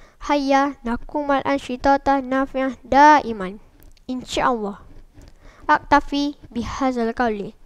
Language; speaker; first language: Arabic; non-native, learner; Malay